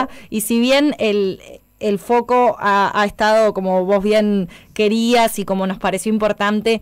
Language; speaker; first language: Spanish; native; Spanish